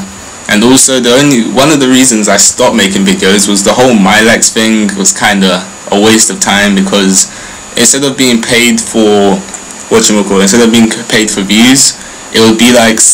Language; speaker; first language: English; native; English